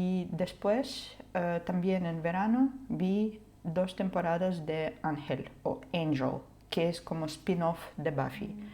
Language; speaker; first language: Spanish; non-native, fluent; Ukrainian